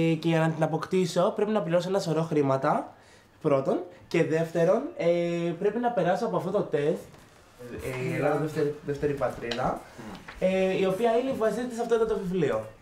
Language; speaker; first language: Greek; early bilingual, other home language; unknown